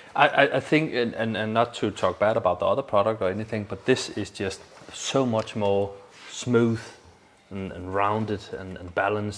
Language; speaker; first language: English; non-native, fluent; Danish